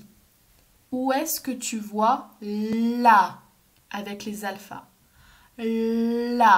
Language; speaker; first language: French; native; French